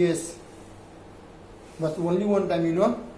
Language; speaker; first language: English; non-native, learner; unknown